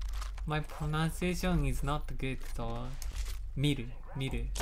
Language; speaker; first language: English; non-native, learner; Japanese